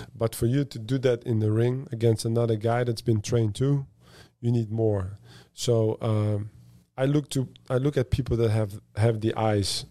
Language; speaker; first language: English; non-native, fluent; Dutch